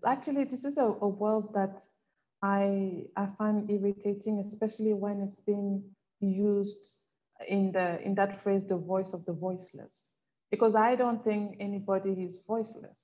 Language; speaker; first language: English; non-native, local second language; French